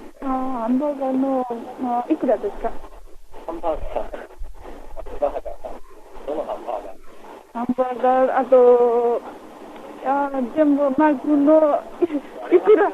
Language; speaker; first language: Japanese; non-native, learner; English